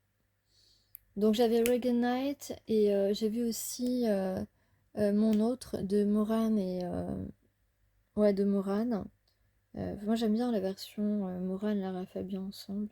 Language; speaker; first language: French; native; French